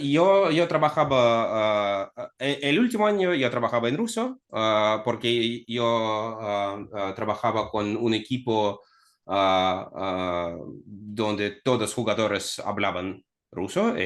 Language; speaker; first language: Spanish; non-native, fluent; Russian